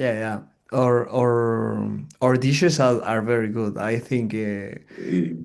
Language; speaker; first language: English; non-native, learner; Spanish